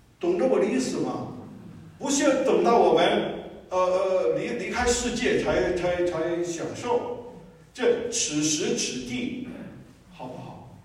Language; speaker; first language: Chinese; non-native, local second language; Cantonese